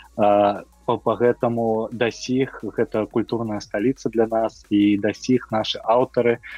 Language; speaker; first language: Belarusian; non-native, local second language; Russian